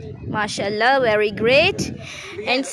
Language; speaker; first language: English; non-native, learner; Urdu